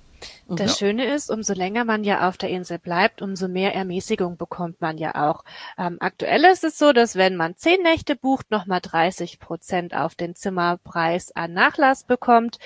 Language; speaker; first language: German; native; German